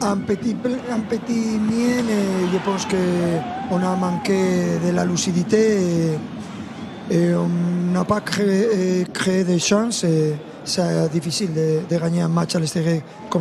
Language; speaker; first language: French; non-native, fluent; Spanish